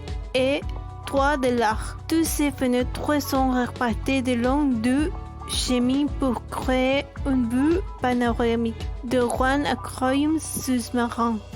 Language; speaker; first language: French; non-native, learner; Spanish